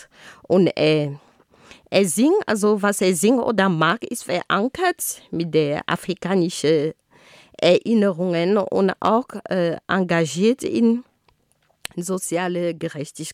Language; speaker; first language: German; non-native, fluent; Ghomala